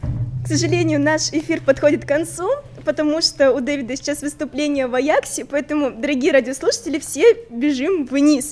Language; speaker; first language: Russian; native; Russian